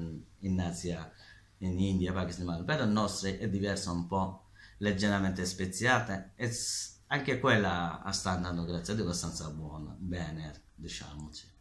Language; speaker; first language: Italian; non-native, learner; Bangla